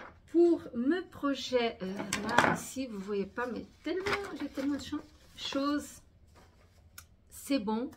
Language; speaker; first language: French; non-native, fluent; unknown